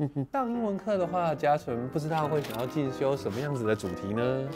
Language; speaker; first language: Chinese; native; Chinese